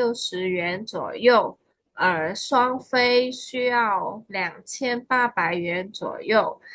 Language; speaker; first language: Chinese; non-native, fluent; Khmer